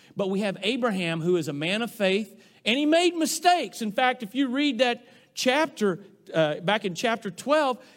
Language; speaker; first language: English; native; English